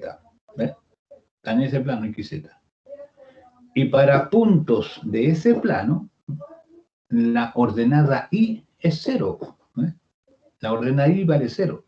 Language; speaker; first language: Spanish; native; Spanish